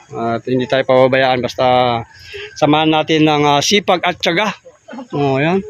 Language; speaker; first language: Filipino; native; Filipino